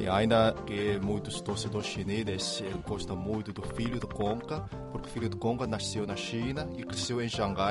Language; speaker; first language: Portuguese; non-native, fluent; Chinese